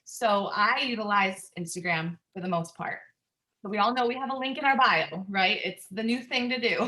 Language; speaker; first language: English; native; English